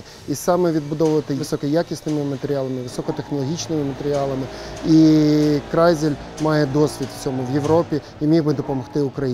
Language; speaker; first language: Ukrainian; native; Ukrainian